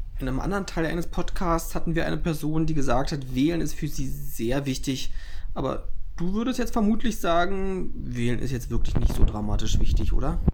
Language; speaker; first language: German; native; German